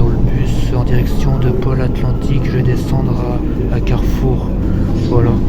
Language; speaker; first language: French; native; French